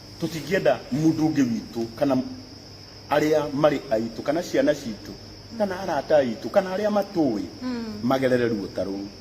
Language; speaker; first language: Kikuyu; native; Kikuyu